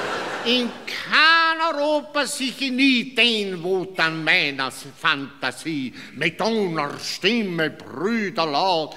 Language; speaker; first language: German; native; German